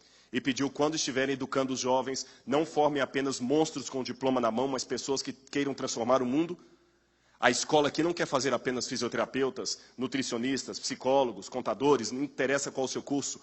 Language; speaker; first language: Portuguese; native; Portuguese